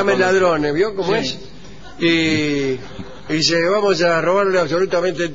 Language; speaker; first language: Spanish; native; Spanish